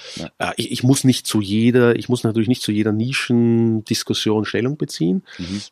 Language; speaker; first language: German; native; German